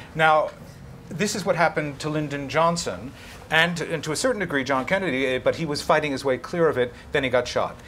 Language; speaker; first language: English; native; English